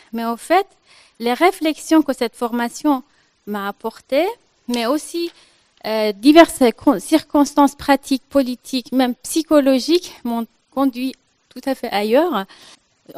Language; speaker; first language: French; non-native, fluent; Persian